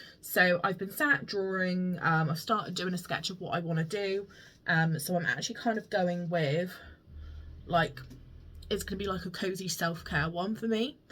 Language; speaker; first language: English; native; English